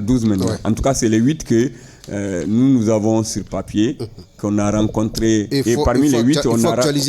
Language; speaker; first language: French; non-native, local second language; Bambara